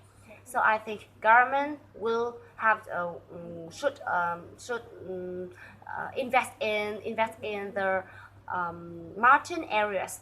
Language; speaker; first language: English; non-native, learner; Vietnamese